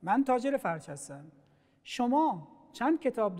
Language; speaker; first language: Persian; non-native, fluent; Arabic